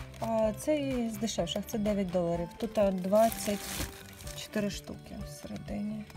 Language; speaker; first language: Ukrainian; non-native, local second language; Russian